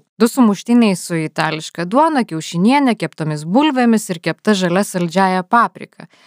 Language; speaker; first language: Lithuanian; native; Lithuanian